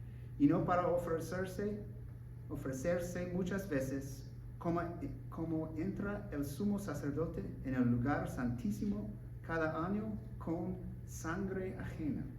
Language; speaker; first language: Spanish; non-native, learner; English